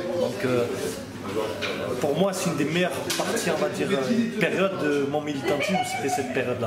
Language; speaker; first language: French; native; French